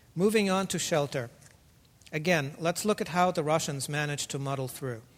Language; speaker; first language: English; early bilingual, other home language; Russian